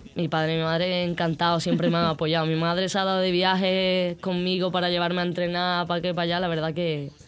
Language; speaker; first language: Spanish; native; Spanish